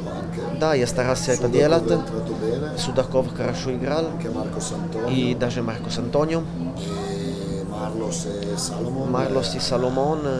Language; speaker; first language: Russian; non-native, learner; Italian